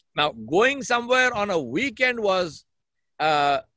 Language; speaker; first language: English; non-native, local second language; Urdu